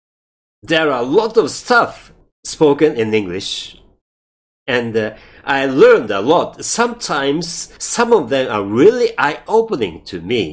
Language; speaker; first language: English; non-native, learner; Japanese